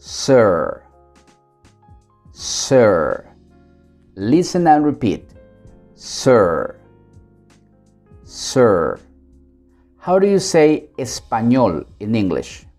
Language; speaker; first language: English; non-native, fluent; Spanish